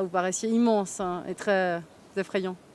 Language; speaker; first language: French; native; French